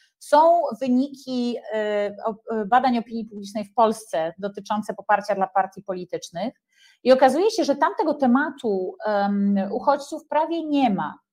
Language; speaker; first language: Polish; native; Polish